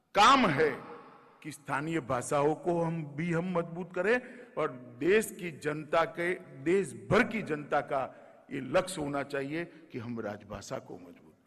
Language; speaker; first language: Hindi; non-native, local second language; Gujarati